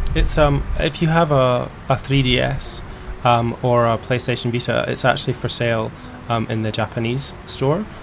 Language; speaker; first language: English; native; English